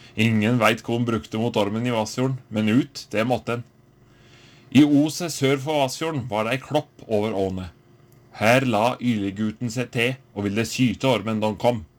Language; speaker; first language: Norwegian; native; Norwegian